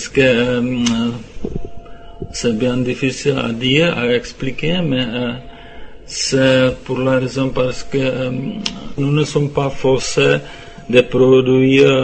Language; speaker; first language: French; non-native, learner; Czech